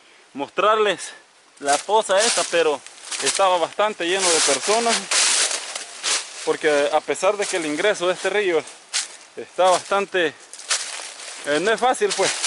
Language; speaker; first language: Spanish; native; Spanish